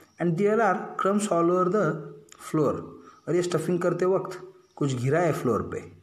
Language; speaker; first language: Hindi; non-native, local second language; Marathi